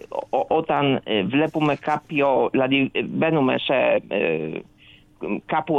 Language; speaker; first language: Greek; early bilingual, other home language; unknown